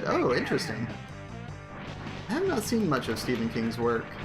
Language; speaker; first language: English; native; English